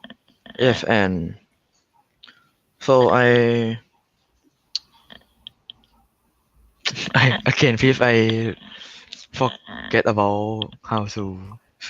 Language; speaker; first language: English; non-native, learner; Thai